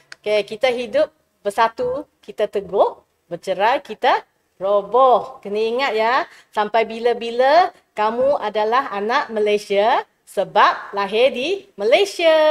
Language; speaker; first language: Malay; non-native, local second language; Chinese